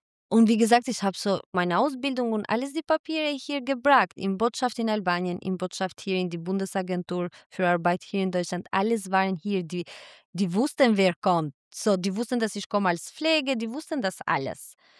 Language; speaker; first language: German; non-native, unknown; Albanian